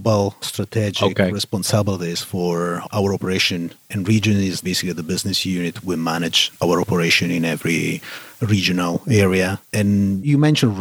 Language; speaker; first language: English; non-native, fluent; Italian